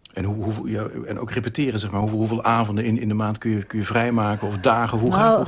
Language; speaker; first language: Dutch; native; Dutch